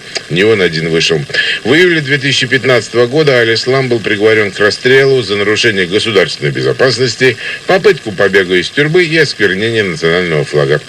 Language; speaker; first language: Russian; native; Russian